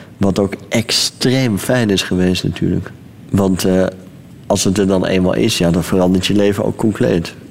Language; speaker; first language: Dutch; native; Dutch